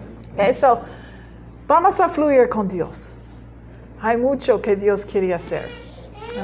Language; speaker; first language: Spanish; non-native, learner; English